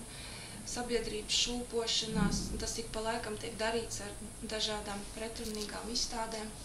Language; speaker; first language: Latvian; native; Latvian